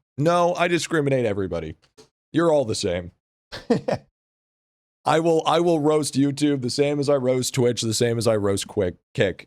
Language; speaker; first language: English; native; English